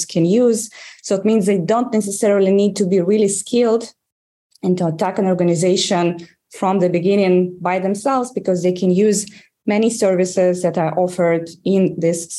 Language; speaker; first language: English; non-native, fluent; Russian